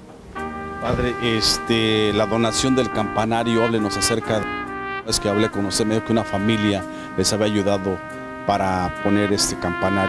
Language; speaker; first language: Spanish; native; Spanish